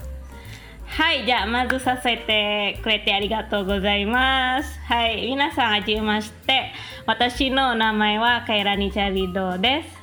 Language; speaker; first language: Japanese; non-native, fluent; Minangkabau